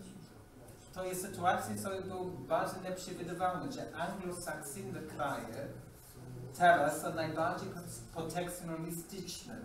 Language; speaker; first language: Polish; non-native, learner; English